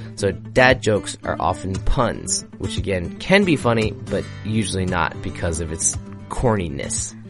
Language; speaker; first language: English; native; English